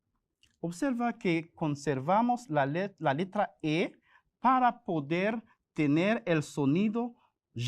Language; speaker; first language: Spanish; non-native, fluent; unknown